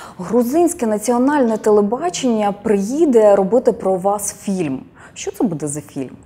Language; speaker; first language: Ukrainian; native; Ukrainian